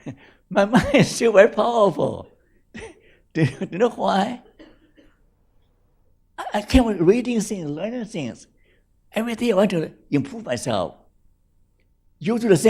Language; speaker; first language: English; non-native, fluent; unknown